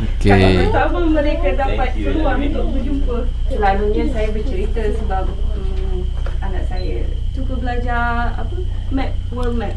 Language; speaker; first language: Malay; non-native, fluent; Bosnian